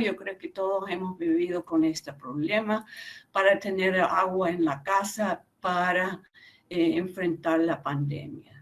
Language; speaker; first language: Spanish; non-native, fluent; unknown